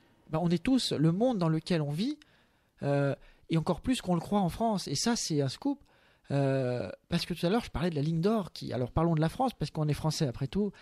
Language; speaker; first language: French; native; French